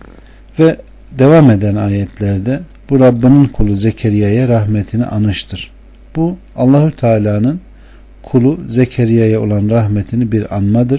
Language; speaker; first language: Turkish; native; Turkish